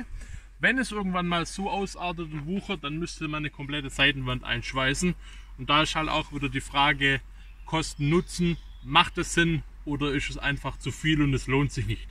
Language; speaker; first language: German; native; German